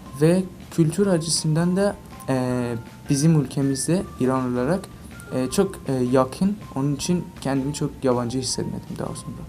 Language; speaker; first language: Turkish; non-native, learner; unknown